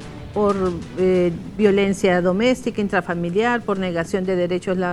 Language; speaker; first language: Spanish; native; Spanish